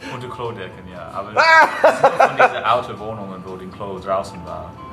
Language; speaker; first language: German; non-native, learner; English